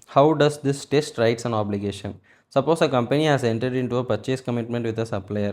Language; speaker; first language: English; non-native, local second language; Tamil